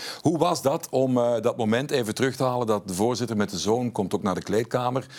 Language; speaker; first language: Dutch; native; Dutch